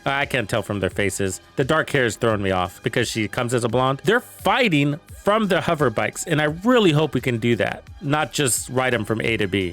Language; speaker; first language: English; native; English